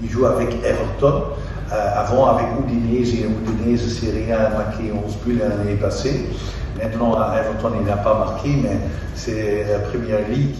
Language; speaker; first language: French; non-native, fluent; Dutch